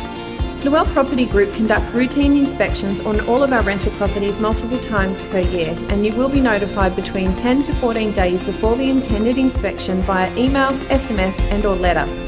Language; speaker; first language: English; native; English